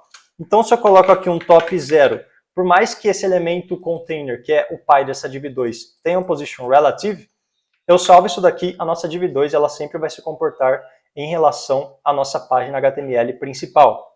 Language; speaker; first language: Portuguese; native; Portuguese